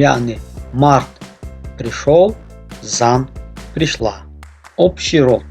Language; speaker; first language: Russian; non-native, local second language; Tajik